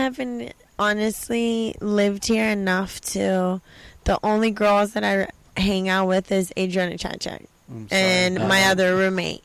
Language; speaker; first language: English; non-native, fluent; Portuguese